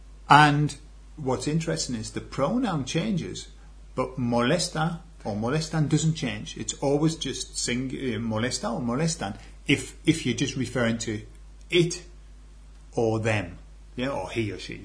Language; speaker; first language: English; native; English